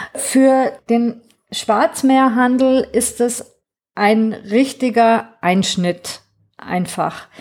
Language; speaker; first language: German; non-native, fluent; Greek